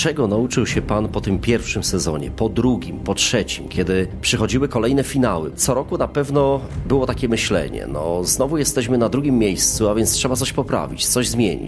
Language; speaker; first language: Polish; native; Polish